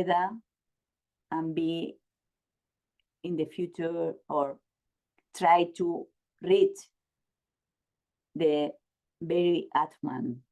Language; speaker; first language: English; non-native, learner; Spanish